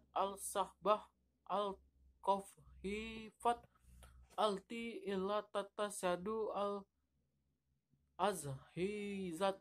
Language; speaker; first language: Arabic; non-native, learner; Indonesian